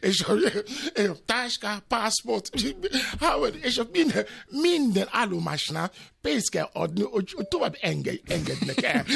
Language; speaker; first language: Hungarian; non-native, learner; Albanian